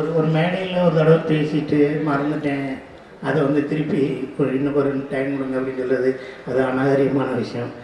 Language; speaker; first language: Tamil; native; Tamil